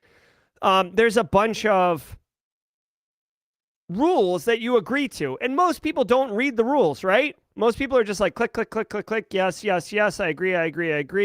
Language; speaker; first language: English; native; English